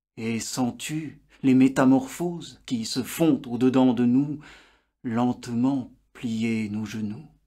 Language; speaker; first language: French; native; French